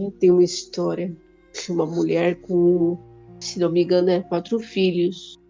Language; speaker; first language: Portuguese; non-native, local second language; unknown